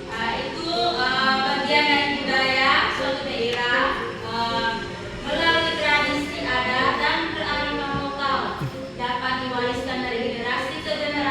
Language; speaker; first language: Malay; non-native, local second language; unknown